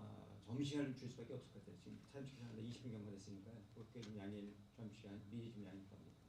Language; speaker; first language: Korean; native; Korean